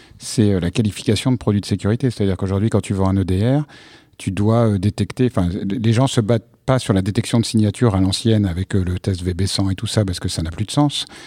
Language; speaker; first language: French; native; French